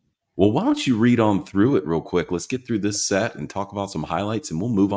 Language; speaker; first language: English; native; English